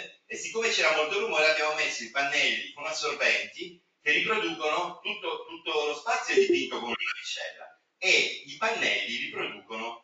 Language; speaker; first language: Italian; native; Italian